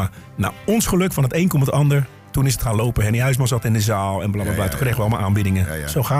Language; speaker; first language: Dutch; native; Dutch